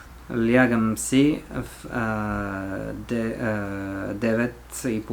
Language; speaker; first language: Bulgarian; non-native, learner; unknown